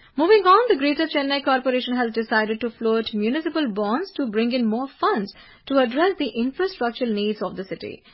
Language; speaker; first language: English; non-native, local second language; Urdu